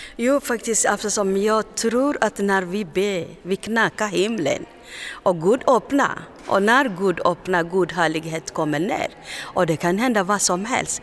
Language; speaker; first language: Swedish; non-native, fluent; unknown